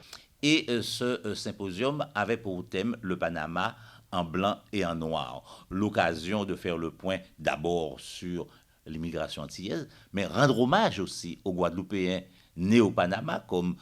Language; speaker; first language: French; native; French